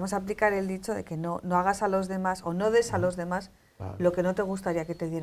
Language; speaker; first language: Spanish; native; Spanish